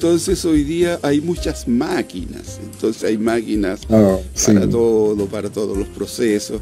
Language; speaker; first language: Spanish; native; Spanish